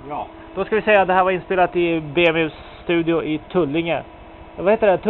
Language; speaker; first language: Swedish; native; Swedish